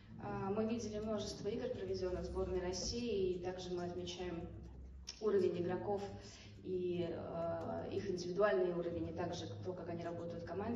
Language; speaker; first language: Russian; native; Russian